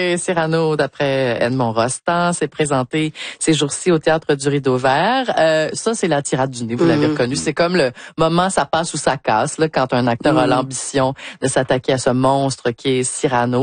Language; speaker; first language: French; native; French